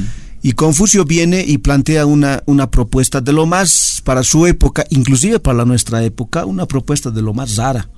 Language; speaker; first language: Spanish; native; Spanish